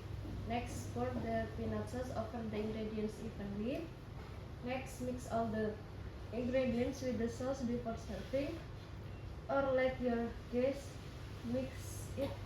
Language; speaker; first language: English; non-native, learner; Indonesian